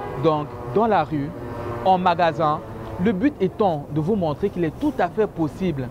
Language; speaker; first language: French; native; French